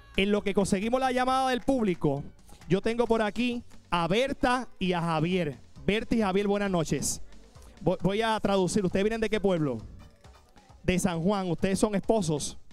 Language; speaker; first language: Spanish; native; Spanish